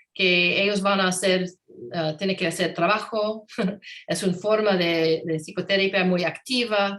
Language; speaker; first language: Spanish; non-native, learner; English